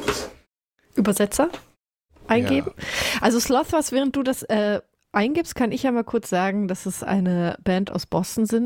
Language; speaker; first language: German; native; German